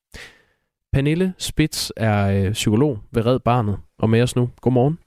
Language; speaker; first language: Danish; native; Danish